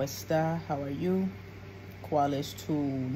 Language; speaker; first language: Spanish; non-native, learner; English